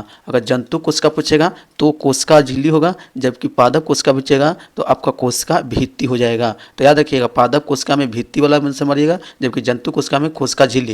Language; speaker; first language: Hindi; native; Hindi